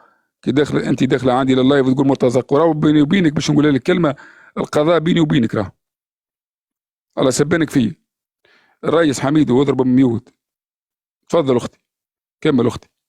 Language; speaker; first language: Arabic; native; Arabic